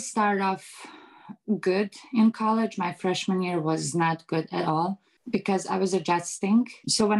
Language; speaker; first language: English; non-native, fluent; Bosnian